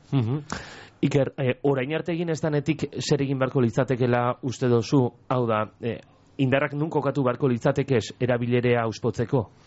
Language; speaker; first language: Basque; native; Basque